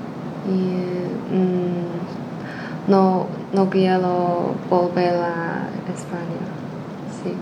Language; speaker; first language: Spanish; non-native, learner; Chinese